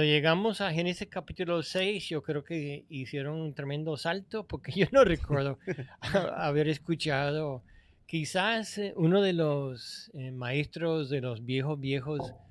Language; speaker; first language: Spanish; non-native, fluent; English